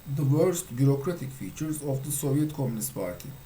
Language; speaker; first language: English; non-native, fluent; Turkish